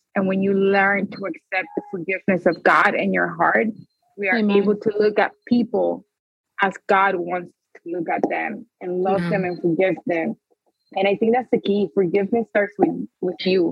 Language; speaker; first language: English; early bilingual, other home language; Spanish